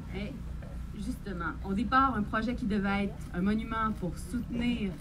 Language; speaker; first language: French; native; French